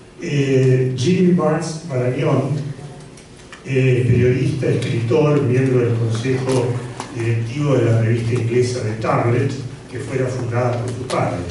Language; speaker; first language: Spanish; native; Spanish